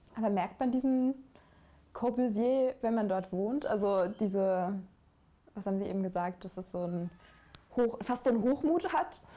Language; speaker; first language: German; native; German